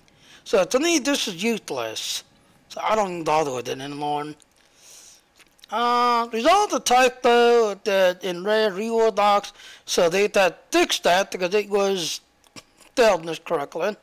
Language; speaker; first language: English; native; English